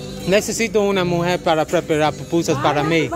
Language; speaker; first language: Spanish; non-native, learner; English